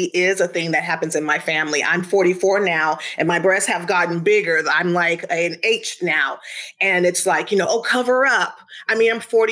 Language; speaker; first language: English; native; English